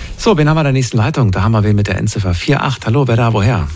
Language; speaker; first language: German; native; German